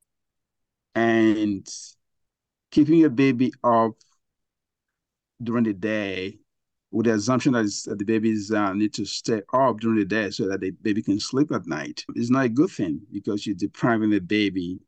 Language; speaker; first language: English; non-native, local second language; Igbo